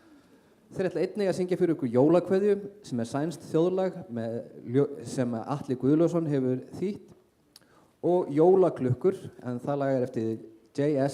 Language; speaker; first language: Icelandic; native; Icelandic